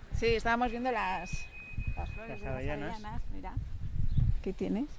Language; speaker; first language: Spanish; native; Spanish